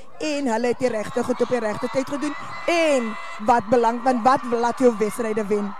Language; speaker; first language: Afrikaans; native; Afrikaans